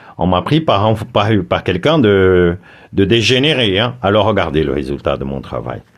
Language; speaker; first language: French; non-native, fluent; Portuguese